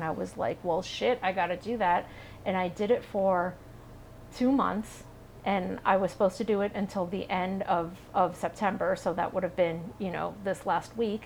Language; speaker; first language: English; native; English